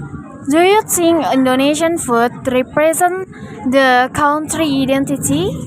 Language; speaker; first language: English; non-native, learner; Indonesian